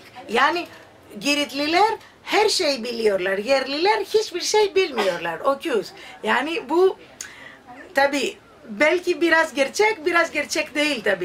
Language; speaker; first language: Turkish; non-native, fluent; Greek